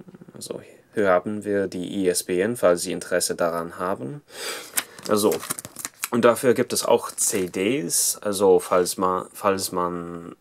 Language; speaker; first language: German; non-native, fluent; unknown